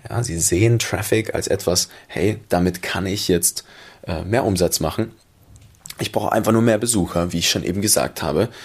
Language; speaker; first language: German; native; German